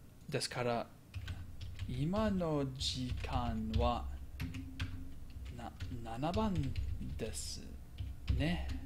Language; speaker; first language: Japanese; non-native, fluent; English